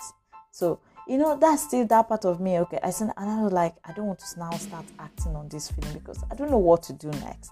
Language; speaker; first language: English; non-native, local second language; Igbo